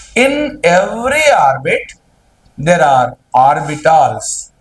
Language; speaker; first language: English; non-native, local second language; Telugu